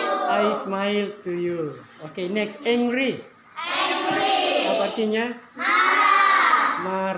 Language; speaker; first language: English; non-native, learner; Indonesian